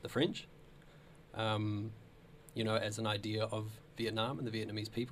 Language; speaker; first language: English; native; English